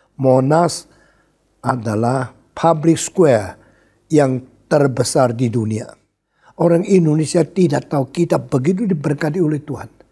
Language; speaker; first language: Indonesian; non-native, fluent; Min Nan Chinese